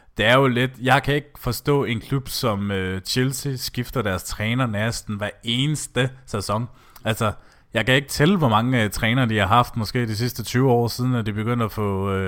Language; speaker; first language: Danish; native; Danish